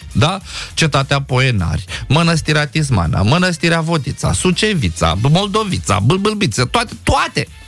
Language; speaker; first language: Romanian; non-native, local second language; Romany